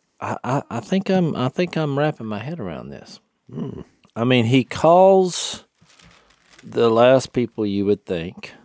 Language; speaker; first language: English; native; English